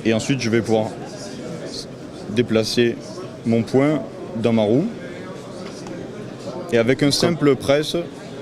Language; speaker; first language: French; native; French